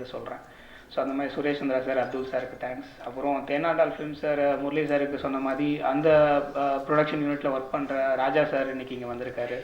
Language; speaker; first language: Tamil; native; Tamil